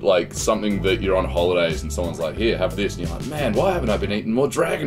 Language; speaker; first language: English; native; English